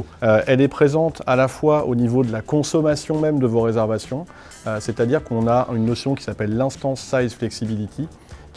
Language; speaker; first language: French; native; French